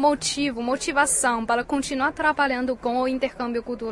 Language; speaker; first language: Portuguese; non-native, fluent; Chinese